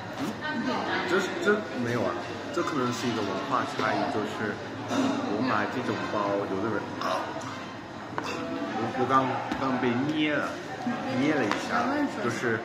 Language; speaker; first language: Chinese; non-native, fluent; English